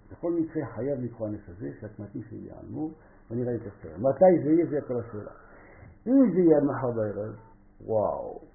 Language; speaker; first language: Hebrew; non-native, fluent; French